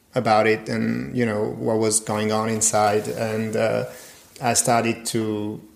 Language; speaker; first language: English; non-native, fluent; French